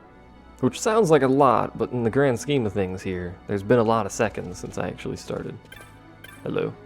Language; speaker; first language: English; native; English